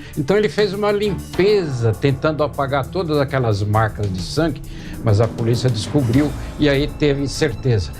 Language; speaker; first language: Portuguese; native; Portuguese